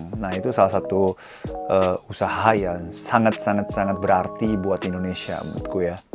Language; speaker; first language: Indonesian; non-native, fluent; Japanese